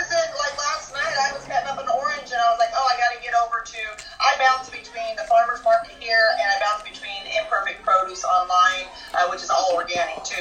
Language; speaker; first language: English; native; English